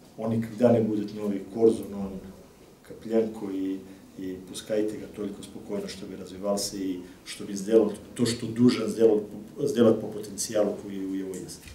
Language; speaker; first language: Russian; non-native, learner; Serbian